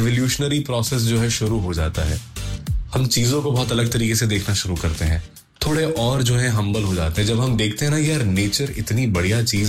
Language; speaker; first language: Hindi; non-native, local second language; Malayalam